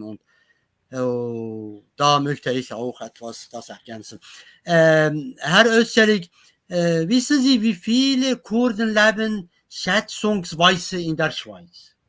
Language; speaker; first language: German; non-native, learner; Kurdish